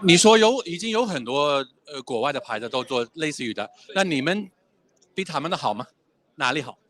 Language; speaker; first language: Chinese; non-native, fluent; English